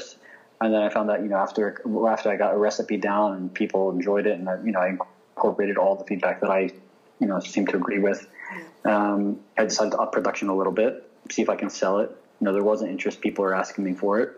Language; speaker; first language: English; native; English